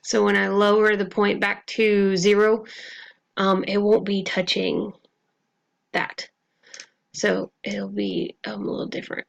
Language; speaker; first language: English; native; English